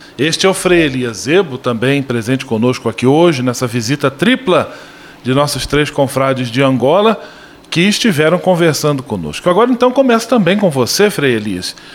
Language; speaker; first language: Portuguese; native; Portuguese